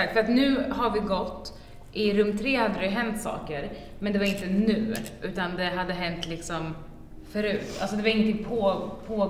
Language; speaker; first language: Swedish; native; Swedish